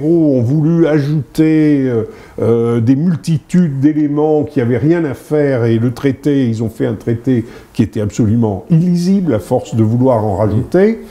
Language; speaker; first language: French; native; French